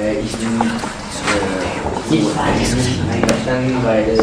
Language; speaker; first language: German; non-native, learner; French